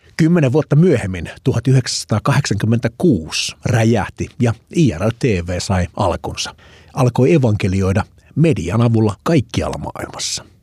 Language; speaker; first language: Finnish; native; Finnish